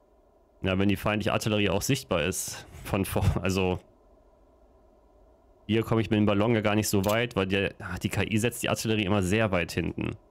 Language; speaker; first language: German; native; German